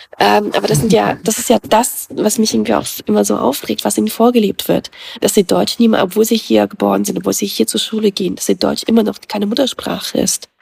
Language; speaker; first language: German; early bilingual, other home language; Russian